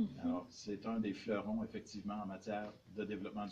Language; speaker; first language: French; native; French